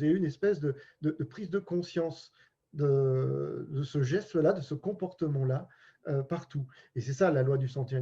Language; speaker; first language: French; native; French